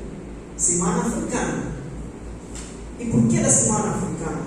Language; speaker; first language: Portuguese; non-native, local second language; Upper Guinea Crioulo